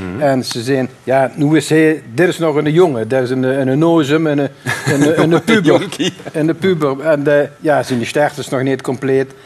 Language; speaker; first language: Dutch; native; Dutch